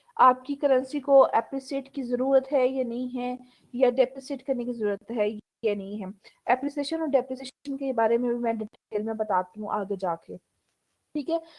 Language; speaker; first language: Urdu; native; Urdu